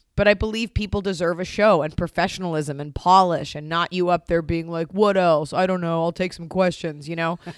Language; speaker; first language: English; native; English